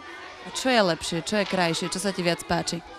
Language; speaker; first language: Slovak; native; Slovak